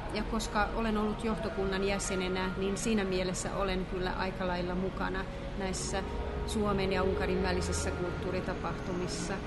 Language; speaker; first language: Finnish; non-native, fluent; Hungarian